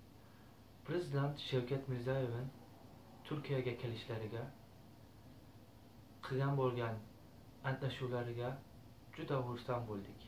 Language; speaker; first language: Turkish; non-native, learner; Uzbek